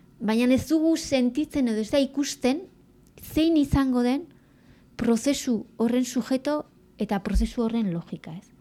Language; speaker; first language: Basque; native; Basque